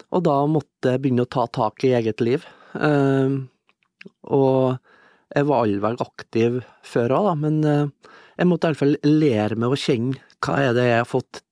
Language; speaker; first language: Norwegian; native; Norwegian